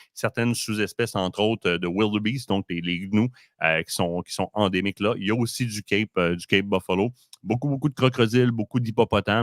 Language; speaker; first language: French; native; French